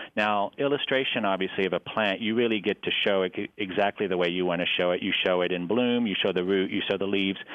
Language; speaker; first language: English; native; English